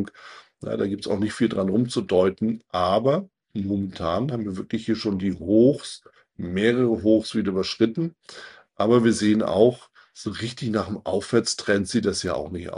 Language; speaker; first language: German; native; German